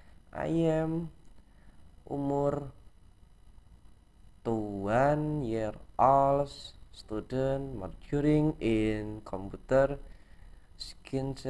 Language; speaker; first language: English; non-native, learner; Indonesian